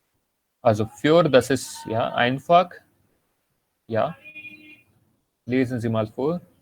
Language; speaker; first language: German; non-native, learner; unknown